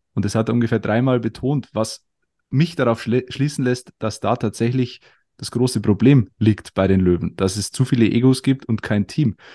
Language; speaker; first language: German; native; German